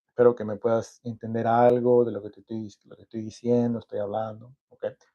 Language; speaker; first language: Spanish; early bilingual, other home language; English